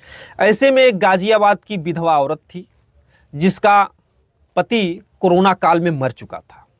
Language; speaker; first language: Hindi; native; Hindi